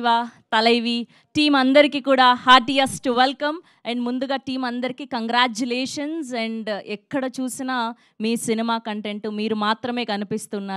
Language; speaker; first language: Telugu; native; Telugu